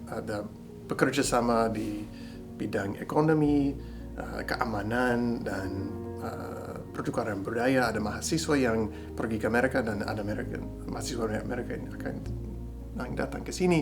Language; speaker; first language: Indonesian; non-native, fluent; English